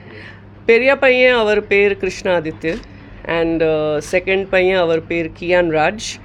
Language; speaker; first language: Tamil; non-native, local second language; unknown